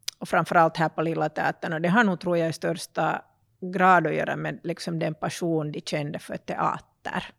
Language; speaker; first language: Swedish; native; Swedish